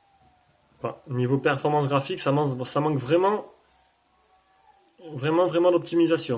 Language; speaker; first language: French; native; French